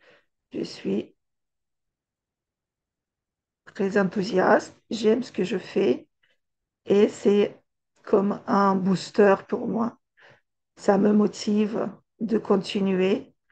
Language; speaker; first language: French; non-native, fluent; Russian